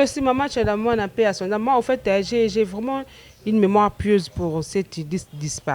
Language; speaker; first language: French; non-native, local second language; Lingala